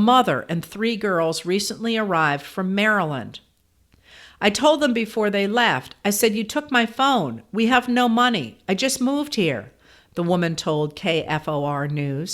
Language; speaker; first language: English; native; English